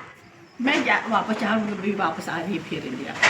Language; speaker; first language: Hindi; early bilingual, heritage; Hindi